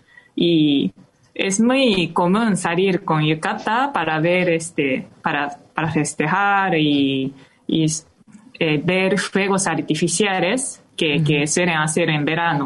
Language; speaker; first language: Spanish; non-native, fluent; Japanese